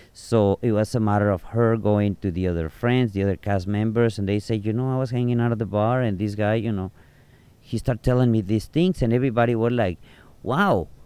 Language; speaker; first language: English; non-native, fluent; Spanish